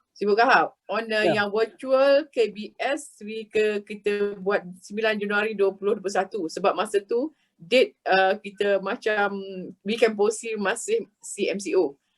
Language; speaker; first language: Malay; native; Malay